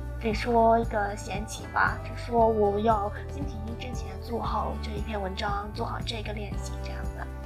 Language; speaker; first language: Chinese; non-native, fluent; Cantonese